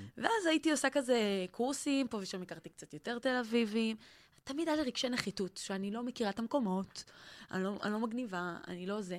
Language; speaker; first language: Hebrew; native; Hebrew